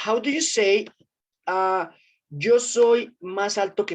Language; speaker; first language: Spanish; native; Spanish